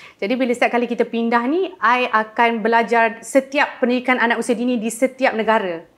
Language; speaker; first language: Malay; native; Malay